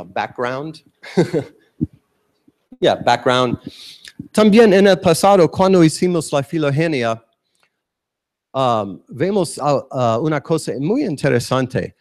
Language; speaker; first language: Spanish; non-native, learner; English